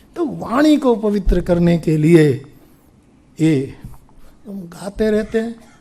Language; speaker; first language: Hindi; non-native, local second language; Gujarati